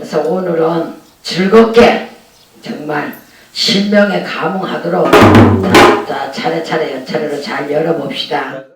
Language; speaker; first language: Korean; native; Korean